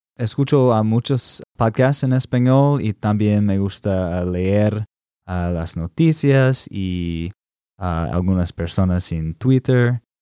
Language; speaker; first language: Spanish; non-native, learner; English